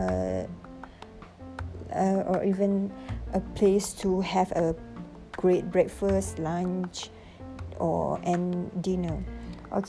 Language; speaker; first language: English; non-native, local second language; Malay